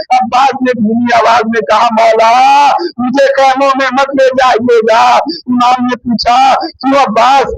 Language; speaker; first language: Urdu; native; Urdu